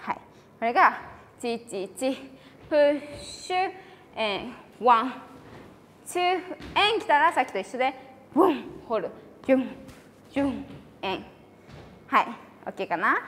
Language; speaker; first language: Japanese; native; Japanese